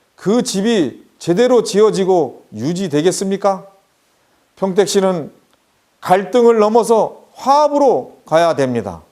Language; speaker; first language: Korean; native; Korean